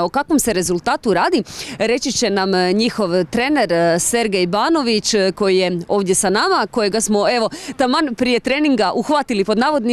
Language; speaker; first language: Serbian; native; Serbian